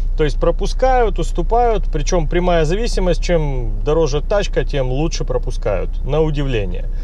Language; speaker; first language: Russian; native; Russian